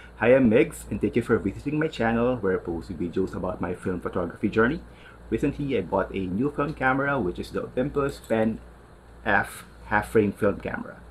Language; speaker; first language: English; non-native, local second language; Filipino